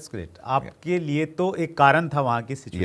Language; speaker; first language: Hindi; native; Hindi